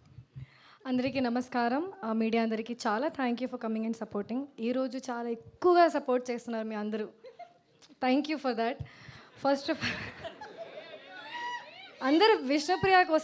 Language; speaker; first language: Telugu; non-native, learner; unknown